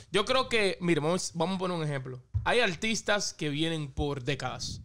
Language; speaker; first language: Spanish; early bilingual, heritage; Spanish